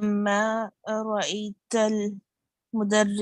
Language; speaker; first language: Arabic; non-native, learner; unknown